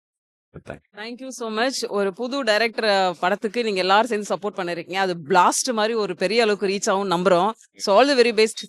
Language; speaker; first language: Tamil; native; Tamil